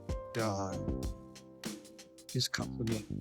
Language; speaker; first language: English; non-native, local second language; Chinese